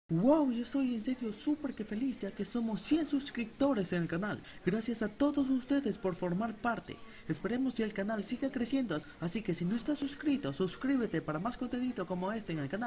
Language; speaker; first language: Spanish; native; Spanish